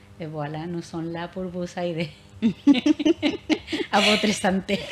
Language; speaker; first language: French; non-native, learner; Spanish